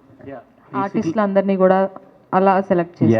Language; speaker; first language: Telugu; native; Telugu